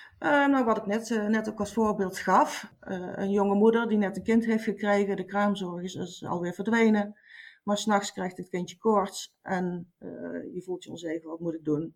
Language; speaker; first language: Dutch; native; Dutch